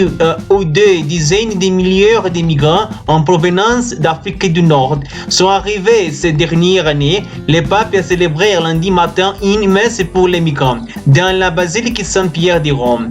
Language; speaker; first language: French; non-native, learner; Spanish